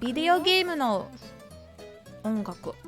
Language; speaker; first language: Japanese; non-native, learner; English